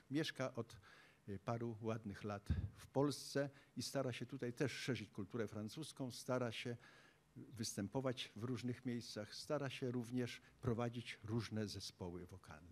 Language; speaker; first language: Polish; native; Polish